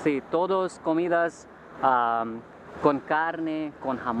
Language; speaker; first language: Spanish; non-native, learner; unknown